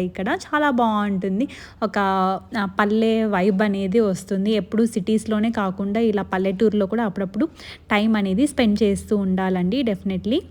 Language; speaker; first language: Telugu; non-native, local second language; Lambadi